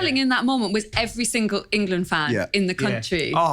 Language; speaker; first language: English; native; English